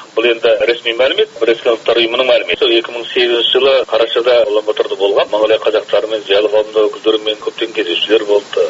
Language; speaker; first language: Kazakh; early bilingual, heritage; Kazakh